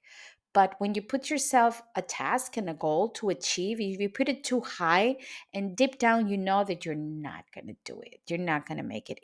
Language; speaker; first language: English; non-native, fluent; Spanish